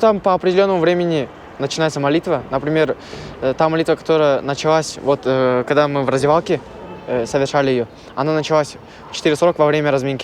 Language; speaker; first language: Russian; native; Russian